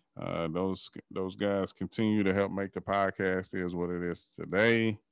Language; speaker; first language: English; native; English